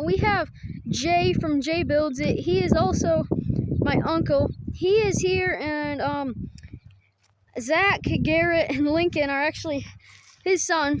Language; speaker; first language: English; native; English